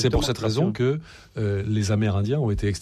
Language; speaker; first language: French; native; French